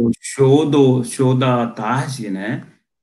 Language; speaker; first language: Portuguese; non-native, local second language; Hindi